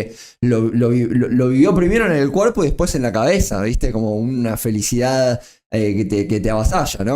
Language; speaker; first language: Spanish; native; Spanish